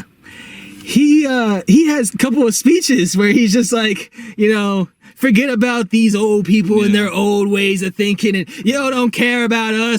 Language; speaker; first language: English; native; English